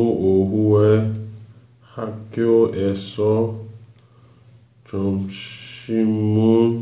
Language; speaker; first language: Korean; non-native, learner; English